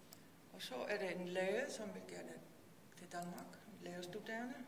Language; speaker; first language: Danish; non-native, fluent; Icelandic